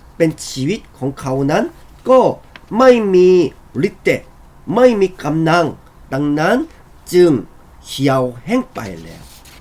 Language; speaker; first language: Thai; non-native, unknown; Korean